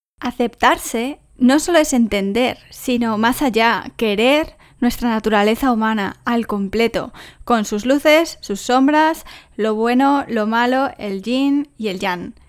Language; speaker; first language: Spanish; native; Spanish